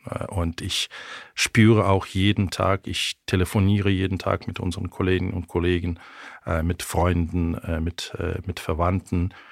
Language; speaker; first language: German; non-native, fluent; Ukrainian